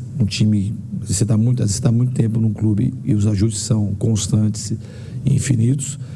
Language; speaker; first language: Portuguese; native; Portuguese